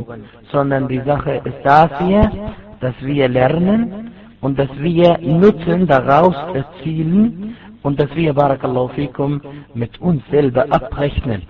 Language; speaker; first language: German; non-native, fluent; Arabic